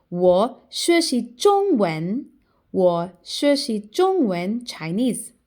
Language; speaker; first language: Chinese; non-native, fluent; English